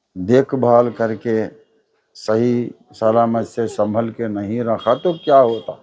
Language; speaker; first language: Hindi; non-native, local second language; Telugu